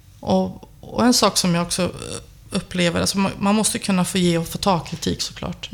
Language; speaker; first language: Swedish; early bilingual, other home language; Albanian